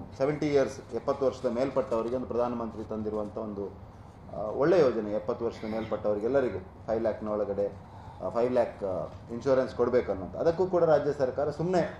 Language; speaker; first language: Kannada; non-native, local second language; Tulu